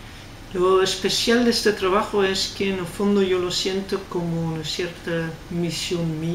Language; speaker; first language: Spanish; non-native, fluent; Dutch